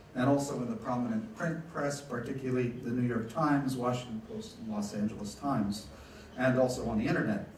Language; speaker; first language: English; early bilingual, other home language; Ukrainian